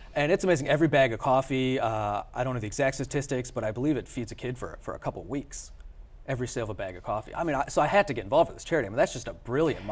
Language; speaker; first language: English; early bilingual, other home language; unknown